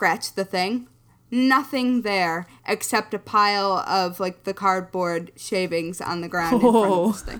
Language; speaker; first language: English; native; English